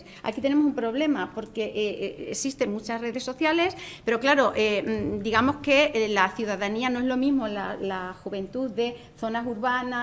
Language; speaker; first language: Spanish; native; Spanish